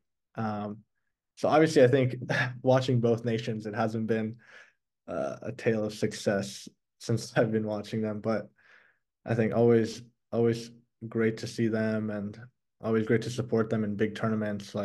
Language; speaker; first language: English; early bilingual, other home language; Persian